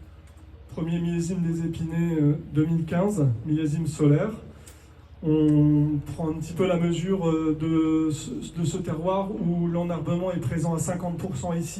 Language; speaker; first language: French; native; French